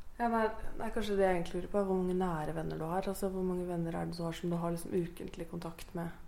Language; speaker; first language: Norwegian; native; Norwegian